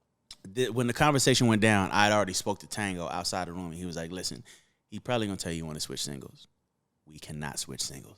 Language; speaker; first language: English; native; English